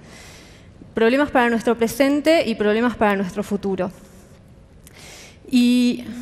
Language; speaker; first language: Spanish; native; Spanish